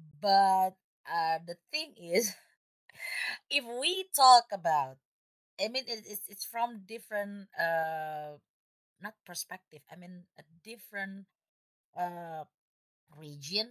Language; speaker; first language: English; non-native, fluent; Indonesian